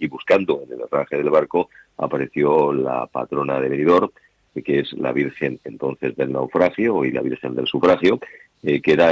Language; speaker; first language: Spanish; native; Spanish